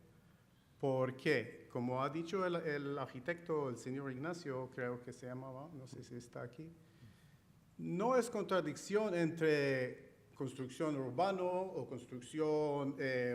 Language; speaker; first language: Spanish; non-native, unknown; Chinese